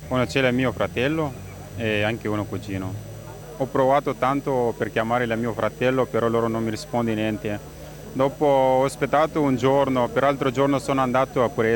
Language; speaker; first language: Italian; non-native, learner; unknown